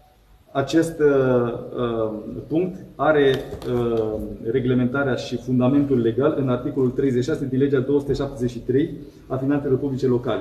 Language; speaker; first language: Romanian; native; Romanian